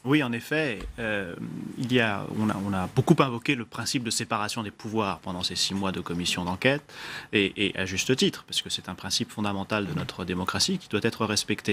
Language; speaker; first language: French; native; French